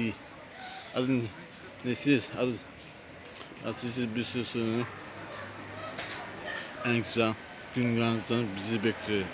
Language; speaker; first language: Turkish; non-native, learner; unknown